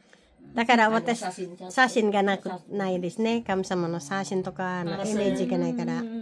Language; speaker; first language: Japanese; non-native, learner; Filipino